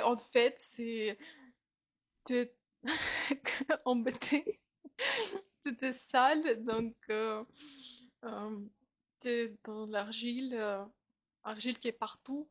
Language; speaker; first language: French; non-native, fluent; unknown